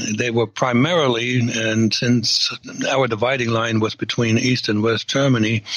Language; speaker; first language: English; non-native, fluent; German